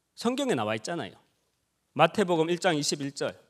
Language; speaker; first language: Korean; native; Korean